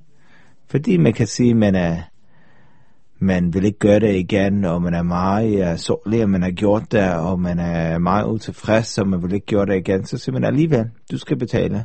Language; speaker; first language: Danish; non-native, fluent; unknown